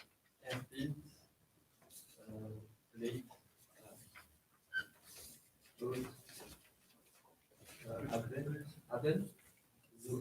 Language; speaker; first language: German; non-native, learner; English